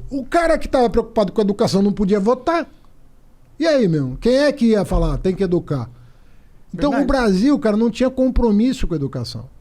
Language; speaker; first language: Portuguese; native; Portuguese